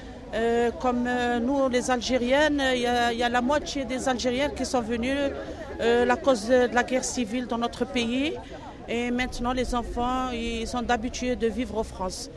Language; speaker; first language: French; non-native, local second language; Arabic